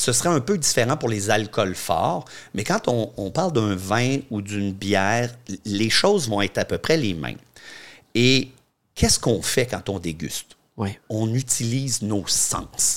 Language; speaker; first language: French; native; French